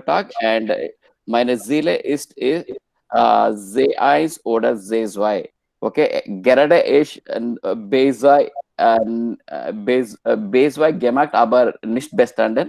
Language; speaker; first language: German; non-native, learner; Hindi